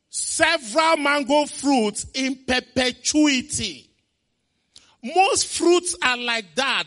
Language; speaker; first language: English; non-native, local second language; Igbo